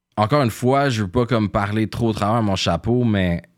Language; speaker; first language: French; native; French